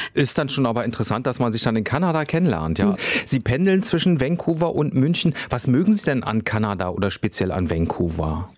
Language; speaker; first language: German; native; German